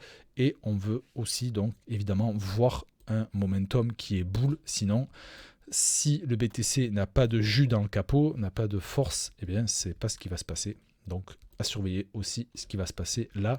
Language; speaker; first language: French; native; French